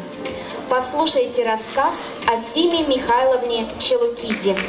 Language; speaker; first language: Russian; native; Russian